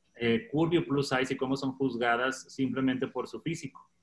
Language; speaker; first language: Spanish; native; Spanish